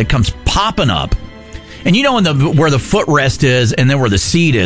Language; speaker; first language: English; native; English